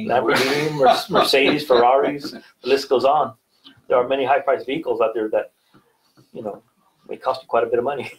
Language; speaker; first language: English; native; English